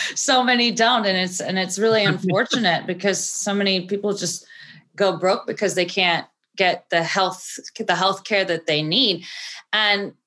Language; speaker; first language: English; early bilingual, other home language; Portuguese